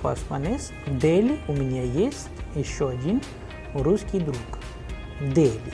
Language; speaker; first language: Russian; non-native, fluent; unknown